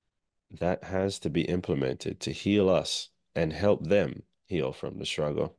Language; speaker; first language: English; native; English